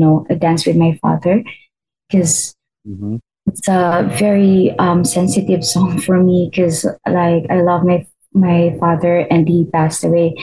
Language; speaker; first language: English; non-native, local second language; Filipino